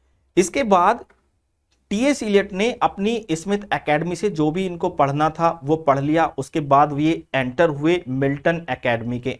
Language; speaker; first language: Hindi; native; Hindi